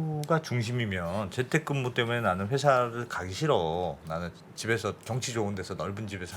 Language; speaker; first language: Korean; native; Korean